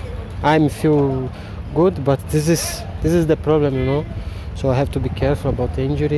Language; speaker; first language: English; non-native, learner; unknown